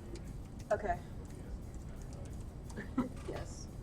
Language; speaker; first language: English; native; English